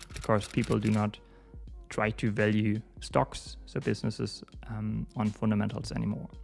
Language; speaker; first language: English; non-native, fluent; German